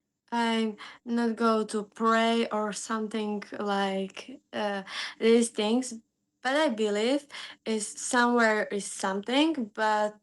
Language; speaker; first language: English; non-native, learner; Slovak